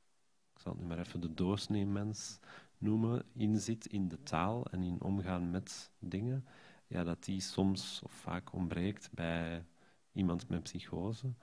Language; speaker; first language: Dutch; native; Dutch